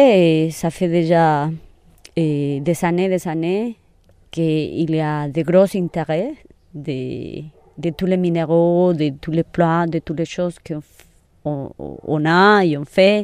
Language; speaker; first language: French; non-native, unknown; Spanish